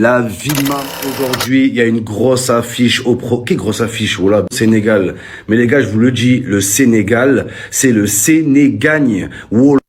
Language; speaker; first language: French; native; French